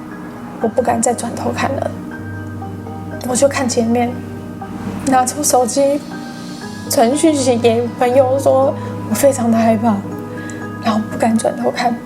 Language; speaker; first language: Chinese; non-native, fluent; English